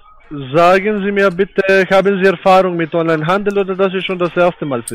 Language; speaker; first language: German; non-native, learner; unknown